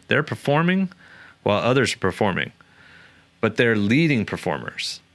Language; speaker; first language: English; native; English